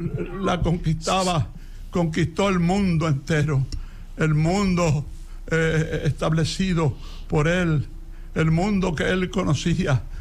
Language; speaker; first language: Spanish; native; Spanish